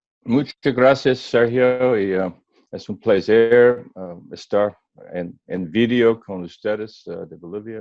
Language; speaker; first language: Spanish; non-native, learner; English